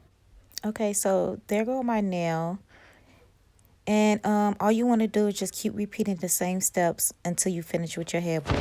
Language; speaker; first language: English; native; English